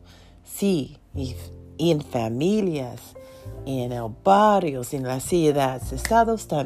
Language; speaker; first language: Spanish; non-native, learner; English